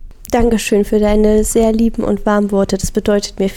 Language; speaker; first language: German; native; German